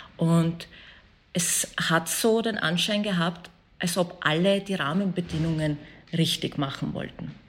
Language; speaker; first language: German; early bilingual, other home language; Persian